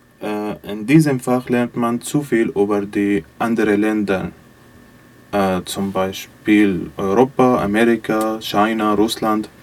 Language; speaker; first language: German; non-native, learner; Arabic